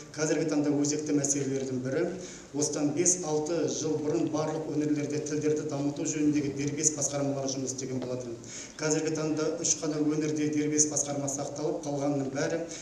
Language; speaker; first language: Kazakh; native; Kazakh